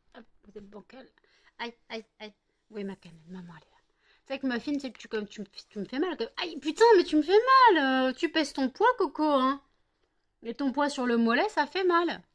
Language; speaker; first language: French; native; French